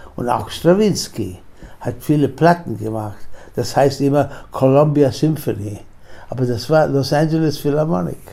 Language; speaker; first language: German; non-native, fluent; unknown